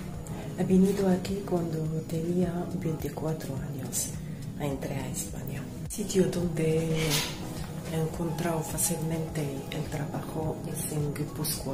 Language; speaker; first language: Spanish; non-native, learner; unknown